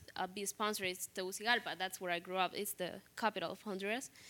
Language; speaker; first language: English; non-native, fluent; Spanish